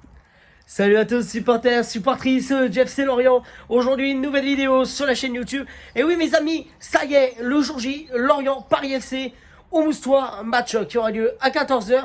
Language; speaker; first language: French; native; French